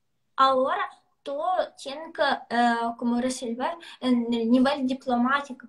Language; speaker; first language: Spanish; non-native, fluent; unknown